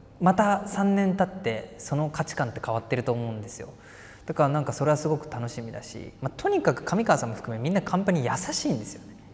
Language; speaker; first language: Japanese; native; Japanese